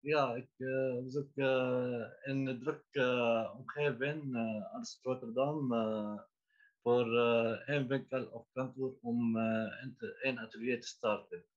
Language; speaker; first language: Dutch; non-native, learner; Arabic